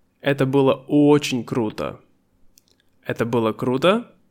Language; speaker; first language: Russian; native; Russian